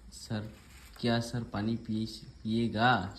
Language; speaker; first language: Hindi; native; Hindi